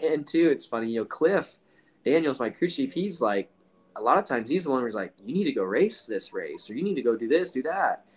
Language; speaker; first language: English; native; English